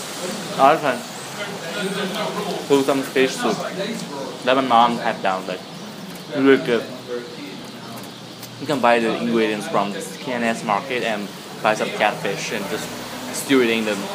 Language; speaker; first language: English; non-native, fluent; Chinese